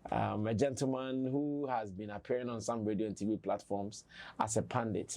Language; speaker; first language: English; non-native, local second language; Akan